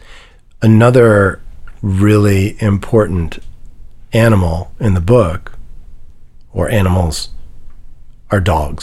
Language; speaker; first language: English; native; English